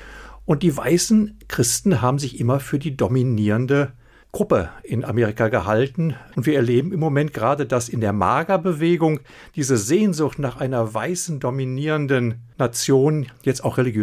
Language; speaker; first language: German; native; German